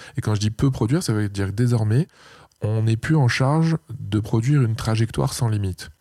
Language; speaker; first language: French; native; French